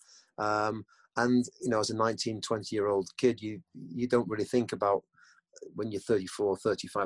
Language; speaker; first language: English; native; English